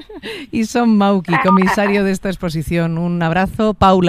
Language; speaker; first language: Spanish; native; Spanish